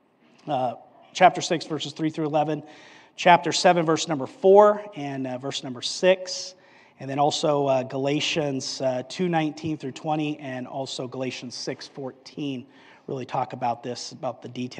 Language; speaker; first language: English; native; English